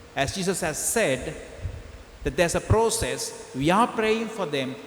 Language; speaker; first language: English; non-native, local second language; Sinhala